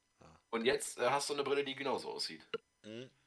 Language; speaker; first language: German; native; German